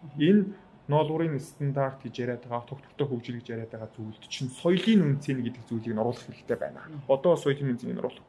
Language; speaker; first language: Mongolian; native; Mongolian